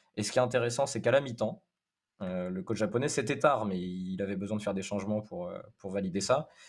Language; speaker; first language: French; native; French